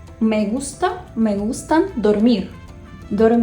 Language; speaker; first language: Spanish; non-native, fluent; Ukrainian